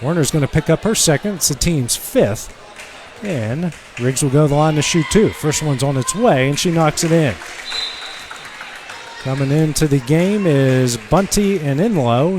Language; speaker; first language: English; native; English